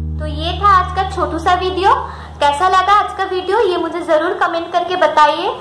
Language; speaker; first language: Hindi; non-native, local second language; Bangla